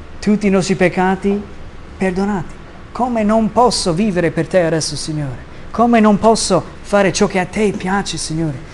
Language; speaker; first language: Italian; non-native, fluent; English